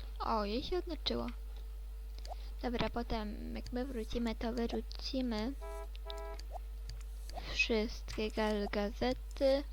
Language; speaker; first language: Polish; native; Polish